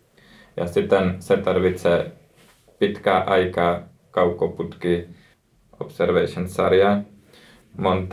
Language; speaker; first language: Finnish; non-native, learner; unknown